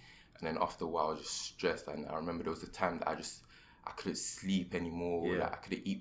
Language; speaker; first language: English; native; English